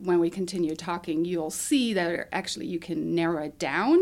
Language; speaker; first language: English; non-native, fluent; German